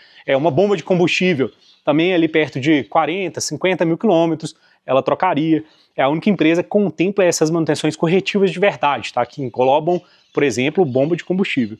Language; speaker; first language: Portuguese; native; Portuguese